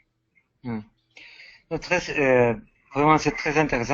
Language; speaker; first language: French; non-native, fluent; Spanish